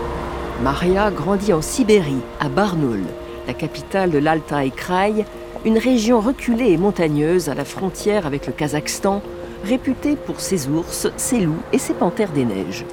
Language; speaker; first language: French; native; French